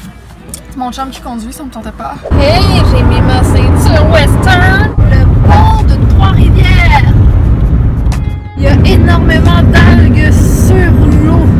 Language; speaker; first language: French; native; French